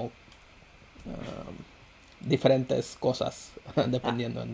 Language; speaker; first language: Spanish; non-native, fluent; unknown